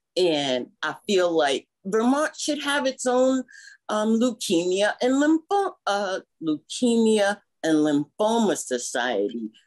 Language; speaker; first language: English; native; English